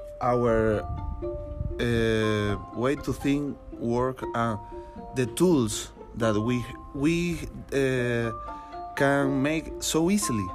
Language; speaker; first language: English; non-native, learner; Spanish